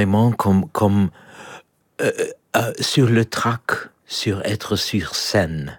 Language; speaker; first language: French; non-native, fluent; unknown